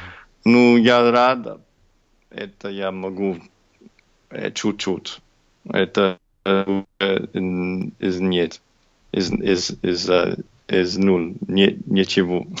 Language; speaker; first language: Russian; non-native, learner; English